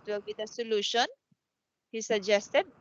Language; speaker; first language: English; non-native, fluent; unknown